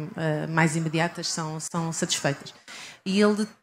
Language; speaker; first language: Portuguese; native; Portuguese